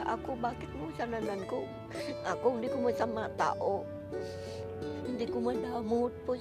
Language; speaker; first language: Filipino; non-native, learner; Vietnamese